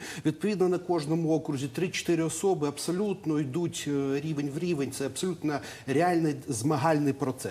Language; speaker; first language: Ukrainian; native; Ukrainian